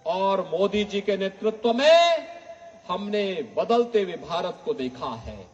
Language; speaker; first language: Hindi; native; Hindi